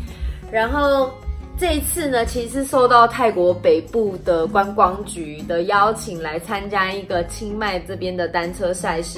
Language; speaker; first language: Chinese; native; Chinese